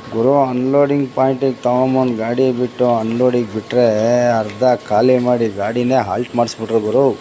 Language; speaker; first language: Kannada; non-native, local second language; Lambadi